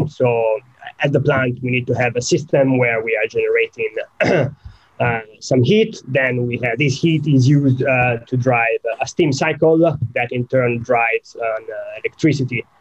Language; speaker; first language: English; non-native, fluent; Italian